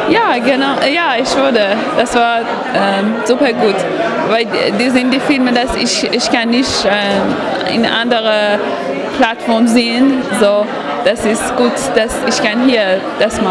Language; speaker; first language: German; non-native, learner; Persian